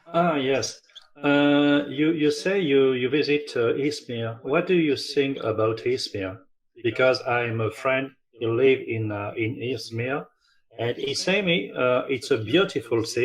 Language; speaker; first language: English; non-native, learner; French